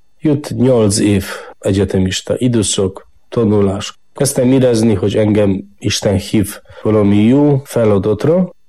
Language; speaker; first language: Hungarian; non-native, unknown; Polish